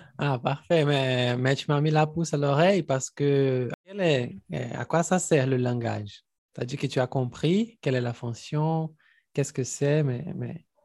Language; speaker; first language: French; non-native, fluent; Portuguese